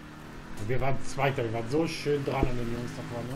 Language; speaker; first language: German; native; German